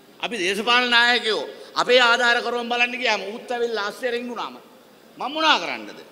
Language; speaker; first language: Sinhala; non-native, local second language; Tamil